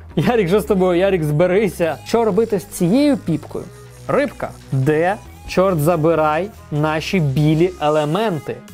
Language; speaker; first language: Ukrainian; non-native, local second language; Russian